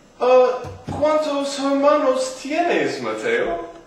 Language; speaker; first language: Spanish; non-native, learner; English